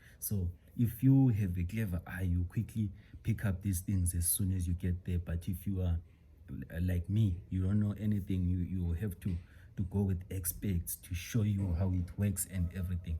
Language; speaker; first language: English; non-native, local second language; Xhosa